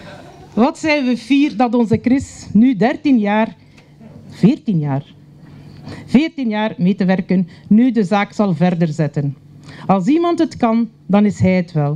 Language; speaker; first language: Dutch; native; Dutch